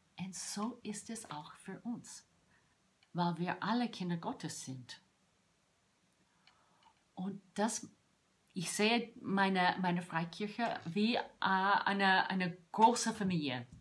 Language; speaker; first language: German; non-native, fluent; English